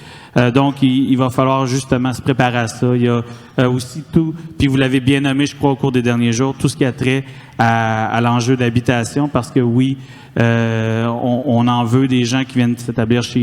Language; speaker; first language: French; native; French